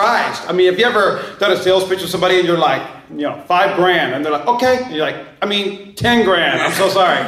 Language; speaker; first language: English; native; English